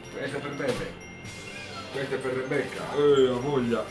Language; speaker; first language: Italian; native; Italian